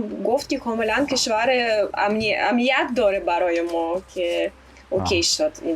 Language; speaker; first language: Persian; non-native, fluent; Russian